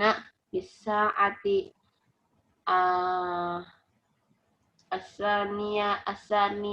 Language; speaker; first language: Arabic; non-native, learner; Indonesian